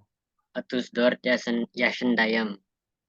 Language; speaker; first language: Turkish; non-native, learner; Indonesian